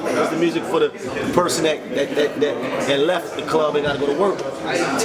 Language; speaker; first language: English; native; English